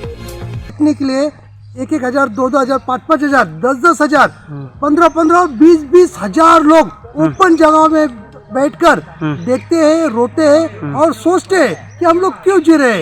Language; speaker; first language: Hindi; non-native, local second language; Marathi